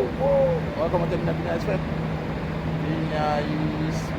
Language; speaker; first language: Portuguese; non-native, learner; Haitian Creole